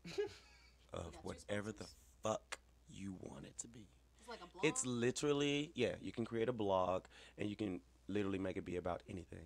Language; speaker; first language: English; native; English